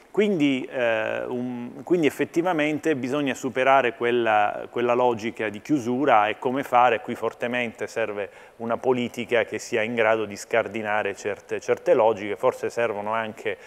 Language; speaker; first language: Italian; native; Italian